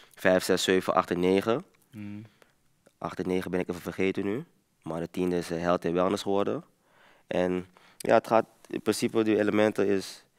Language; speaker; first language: Dutch; early bilingual, other home language; Papiamento